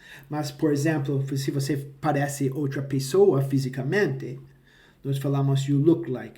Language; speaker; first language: Portuguese; non-native, fluent; English